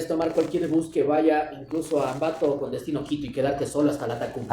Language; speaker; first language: Spanish; native; Spanish